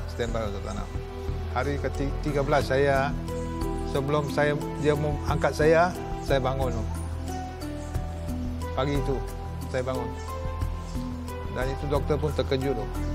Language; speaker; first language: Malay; non-native, local second language; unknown